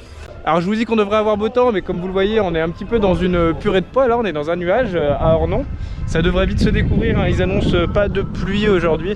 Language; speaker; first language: French; native; French